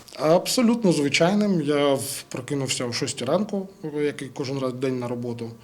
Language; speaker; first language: Ukrainian; non-native, local second language; Russian